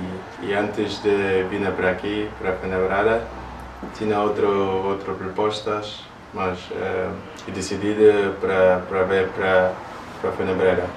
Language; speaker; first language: Portuguese; non-native, learner; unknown